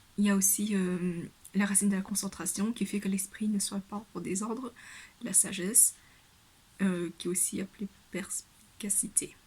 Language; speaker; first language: French; early bilingual, other home language; Vietnamese